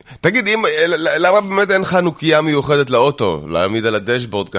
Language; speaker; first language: Hebrew; native; Hebrew